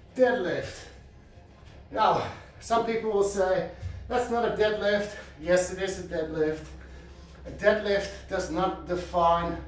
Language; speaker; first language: English; non-native, fluent; Dutch